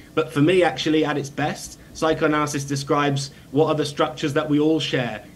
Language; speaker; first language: English; native; English